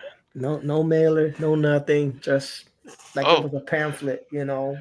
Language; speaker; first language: English; non-native, fluent; Spanish